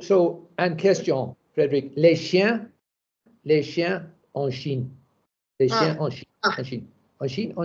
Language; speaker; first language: French; non-native, learner; English